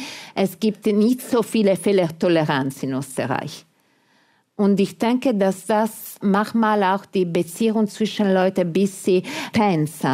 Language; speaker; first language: German; non-native, fluent; Italian